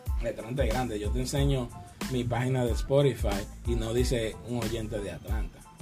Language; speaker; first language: Spanish; native; Spanish